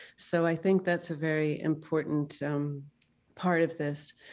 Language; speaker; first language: English; native; English